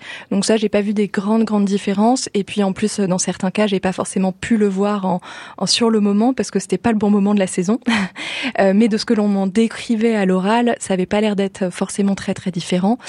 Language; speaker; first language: French; native; French